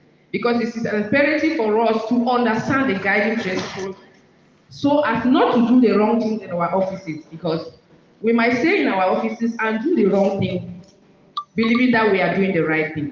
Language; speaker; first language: English; native; English